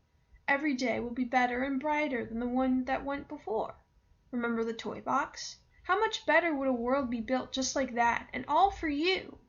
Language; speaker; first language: English; native; English